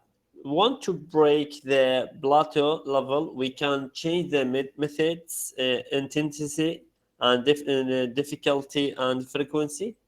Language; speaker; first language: English; non-native, learner; Arabic